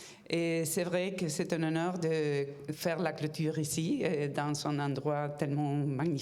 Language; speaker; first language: French; non-native, fluent; Spanish